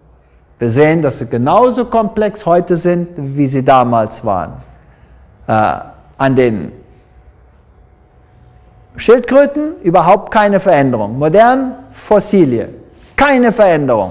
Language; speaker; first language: German; non-native, fluent; English